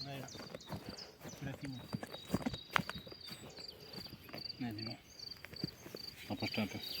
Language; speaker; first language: French; native; French